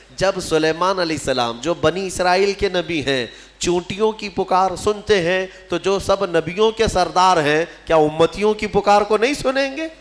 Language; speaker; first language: Urdu; native; Urdu